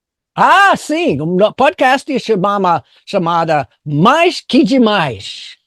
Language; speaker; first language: Portuguese; non-native, fluent; English